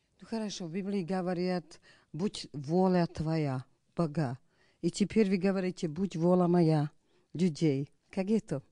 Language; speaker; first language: Russian; non-native, learner; Slovak